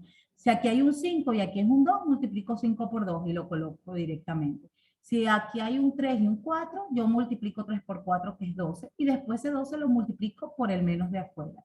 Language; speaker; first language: Spanish; native; Spanish